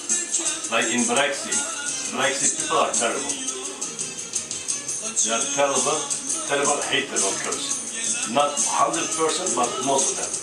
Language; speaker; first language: English; non-native, fluent; Kurdish